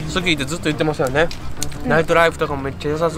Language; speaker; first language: Japanese; native; Japanese